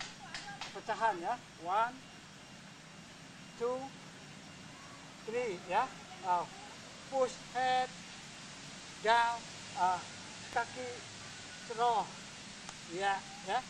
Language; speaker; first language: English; non-native, learner; Indonesian